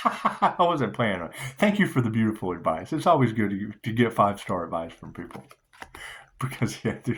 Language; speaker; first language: English; native; English